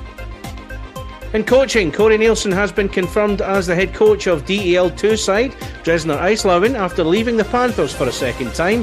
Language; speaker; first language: English; native; English